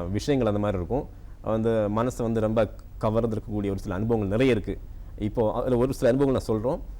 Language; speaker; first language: Tamil; non-native, local second language; Malayalam